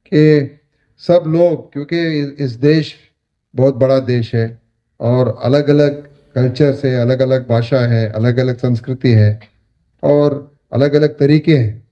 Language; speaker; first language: Hindi; non-native, local second language; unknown